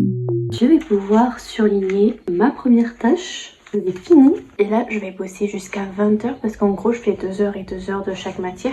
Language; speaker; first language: French; native; French